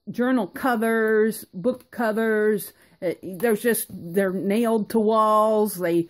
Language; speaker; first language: English; native; English